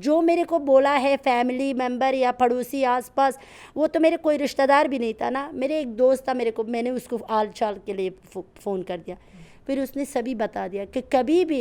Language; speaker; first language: Hindi; non-native, fluent; Persian